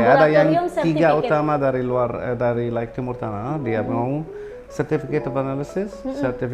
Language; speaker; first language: Indonesian; non-native, learner; Arabic